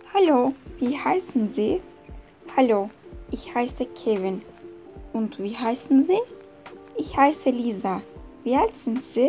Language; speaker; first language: German; non-native, fluent; Turkish